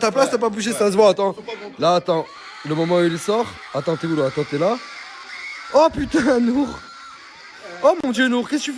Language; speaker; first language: French; native; French